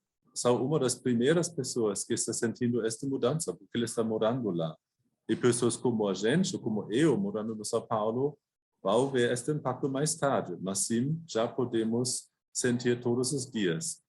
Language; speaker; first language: Portuguese; non-native, fluent; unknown